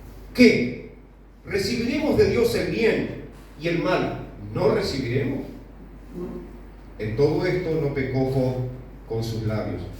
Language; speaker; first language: Spanish; native; Spanish